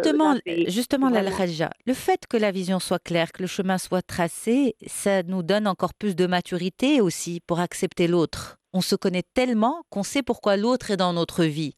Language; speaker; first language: French; non-native, local second language; Arabic